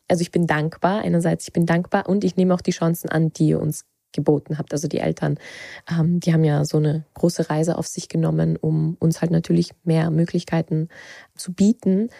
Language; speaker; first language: German; early bilingual, other home language; Georgian